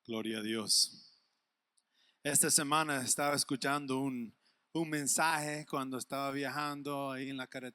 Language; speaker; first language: Spanish; non-native, fluent; English